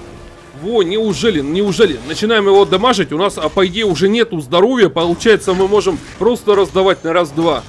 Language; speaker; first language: Russian; native; Russian